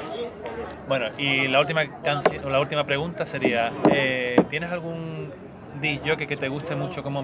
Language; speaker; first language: Spanish; native; Spanish